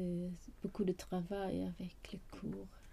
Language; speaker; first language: French; non-native, learner; Swedish